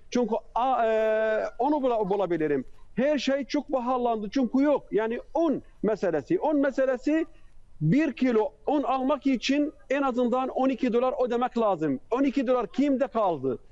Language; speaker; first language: Turkish; non-native, fluent; Arabic